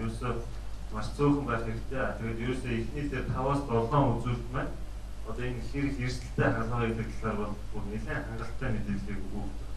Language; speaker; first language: Mongolian; native; Mongolian